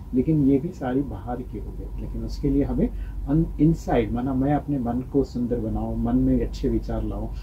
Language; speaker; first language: Hindi; non-native, local second language; Marathi